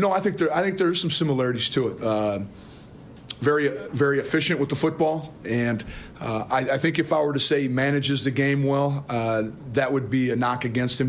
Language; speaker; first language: English; native; English